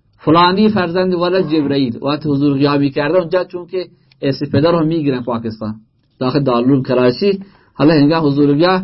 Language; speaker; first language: Persian; native; Persian